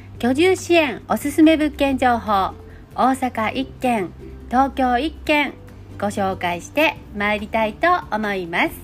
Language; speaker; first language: Japanese; native; Japanese